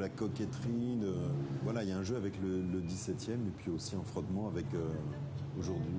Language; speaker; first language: French; native; French